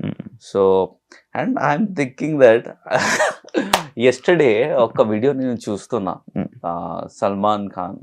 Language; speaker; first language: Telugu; non-native, learner; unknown